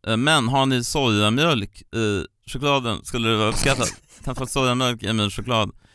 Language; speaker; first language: Swedish; native; Swedish